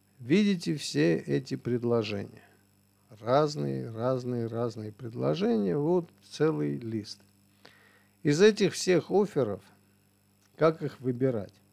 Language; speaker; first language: Russian; non-native, local second language; Armenian